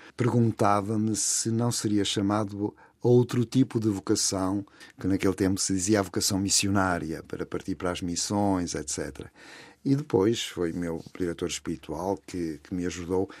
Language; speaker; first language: Portuguese; native; Portuguese